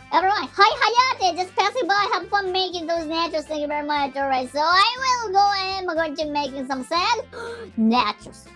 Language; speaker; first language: English; non-native, learner; Japanese